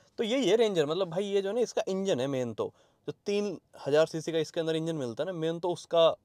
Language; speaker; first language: Hindi; native; Hindi